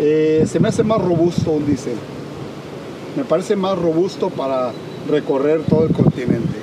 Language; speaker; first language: Spanish; native; Spanish